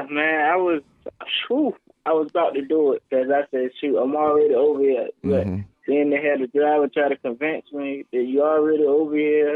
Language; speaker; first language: English; native; English